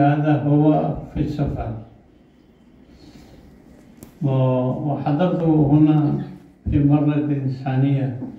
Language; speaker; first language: Arabic; non-native, fluent; Urdu